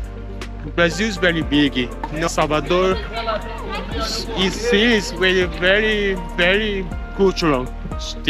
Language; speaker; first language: English; non-native, learner; Portuguese